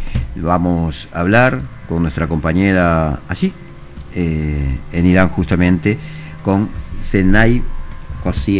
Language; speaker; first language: Spanish; native; Spanish